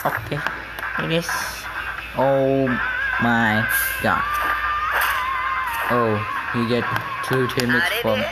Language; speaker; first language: English; non-native, learner; Indonesian